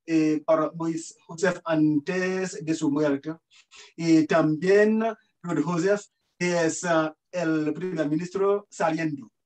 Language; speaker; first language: Spanish; non-native, fluent; Haitian Creole